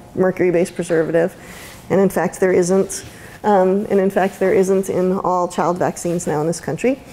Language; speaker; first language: English; native; English